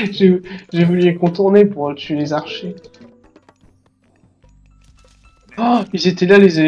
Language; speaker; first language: French; native; French